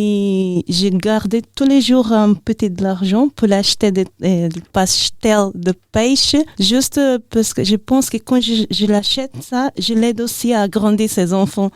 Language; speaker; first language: French; non-native, learner; Portuguese